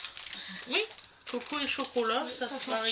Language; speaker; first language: French; native; French